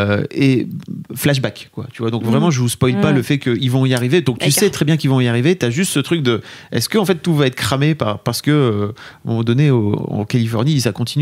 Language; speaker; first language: French; native; French